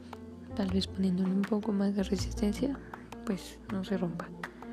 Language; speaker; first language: Spanish; native; Spanish